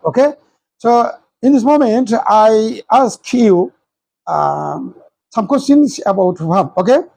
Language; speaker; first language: English; non-native, local second language; Bangla